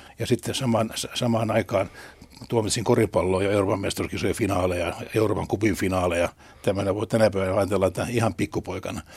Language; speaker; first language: Finnish; native; Finnish